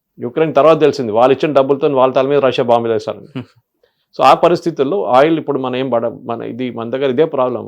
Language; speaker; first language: Telugu; non-native, local second language; Malayalam